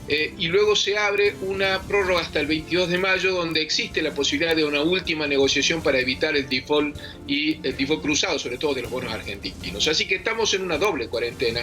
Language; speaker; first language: Spanish; native; Spanish